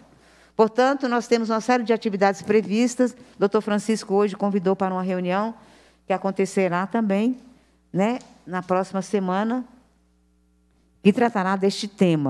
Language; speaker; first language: Portuguese; native; Portuguese